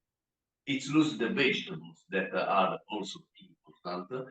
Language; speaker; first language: English; non-native, learner; Italian